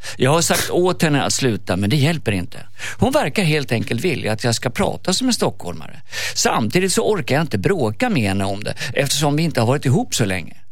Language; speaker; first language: Swedish; native; Swedish